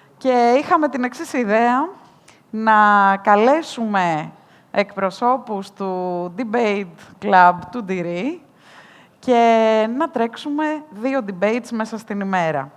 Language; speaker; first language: Greek; native; Greek